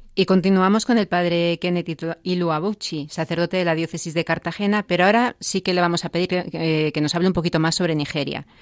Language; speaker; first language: Spanish; non-native, fluent; Igbo